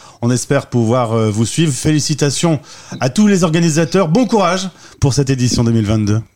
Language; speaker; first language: French; native; French